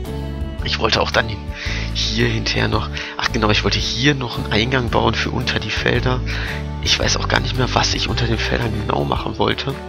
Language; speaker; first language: German; native; German